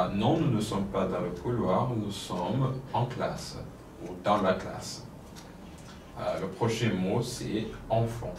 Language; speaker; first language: French; non-native, fluent; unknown